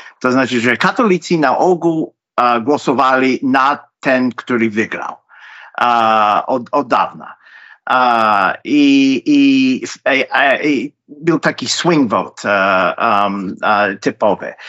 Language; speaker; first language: Polish; non-native, fluent; English